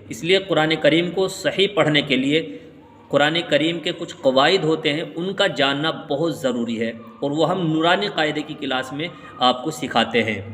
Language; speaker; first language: Urdu; native; Urdu